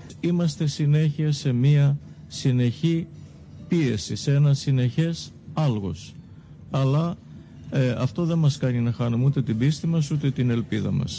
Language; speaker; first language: Greek; native; Greek